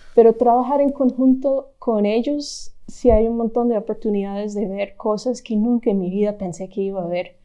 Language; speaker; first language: Spanish; non-native, fluent; English